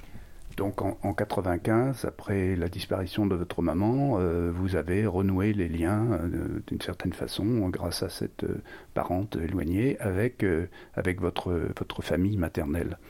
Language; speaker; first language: French; native; French